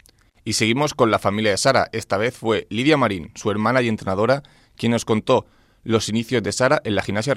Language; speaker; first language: Spanish; native; Spanish